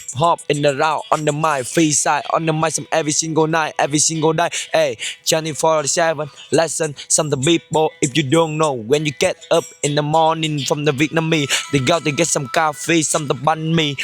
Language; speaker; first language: English; non-native, learner; Vietnamese